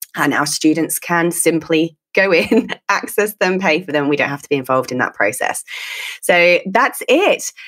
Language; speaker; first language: English; native; English